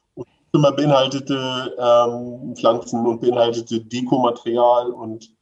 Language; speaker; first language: German; native; German